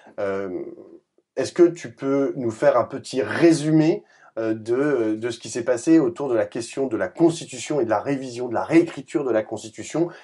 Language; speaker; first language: French; native; French